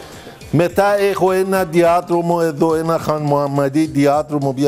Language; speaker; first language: Greek; non-native, learner; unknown